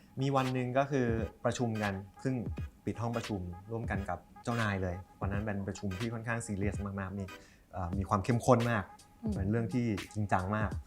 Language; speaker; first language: Thai; native; Thai